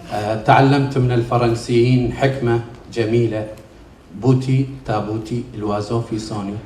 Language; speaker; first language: Arabic; native; Arabic